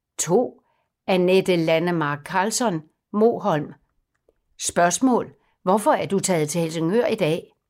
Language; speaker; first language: Danish; native; Danish